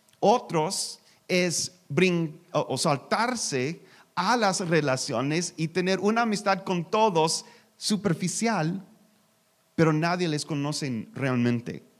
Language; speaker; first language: Spanish; non-native, learner; English